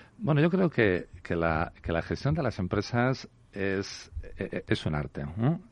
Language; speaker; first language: Spanish; native; Spanish